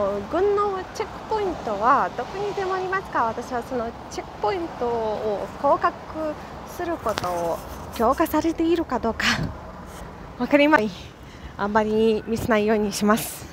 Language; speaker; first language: Japanese; non-native, fluent; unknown